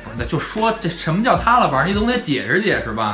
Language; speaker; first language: Chinese; native; Chinese